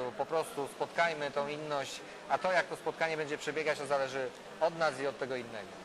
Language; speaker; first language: Polish; native; Polish